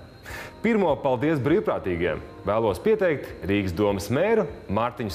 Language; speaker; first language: Latvian; native; Latvian